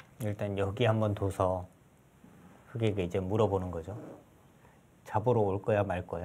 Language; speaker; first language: Korean; native; Korean